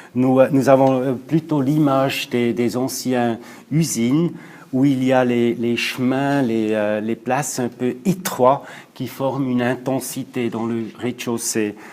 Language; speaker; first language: French; non-native, local second language; German